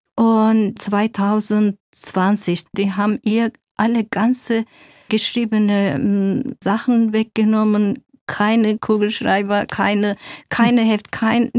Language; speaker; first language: German; non-native, fluent; Kurdish